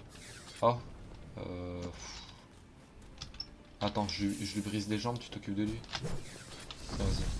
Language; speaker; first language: French; native; French